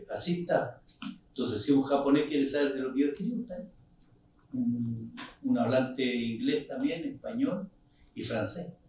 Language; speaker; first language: Spanish; non-native, local second language; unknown